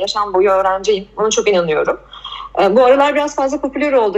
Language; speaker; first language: Turkish; native; Turkish